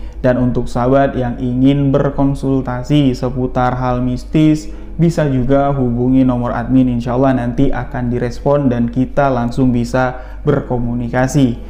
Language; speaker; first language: Indonesian; native; Indonesian